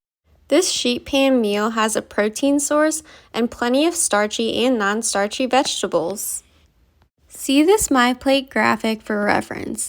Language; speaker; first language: English; native; English